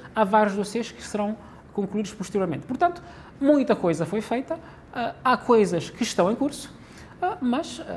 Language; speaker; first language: Portuguese; non-native, local second language; Kabuverdianu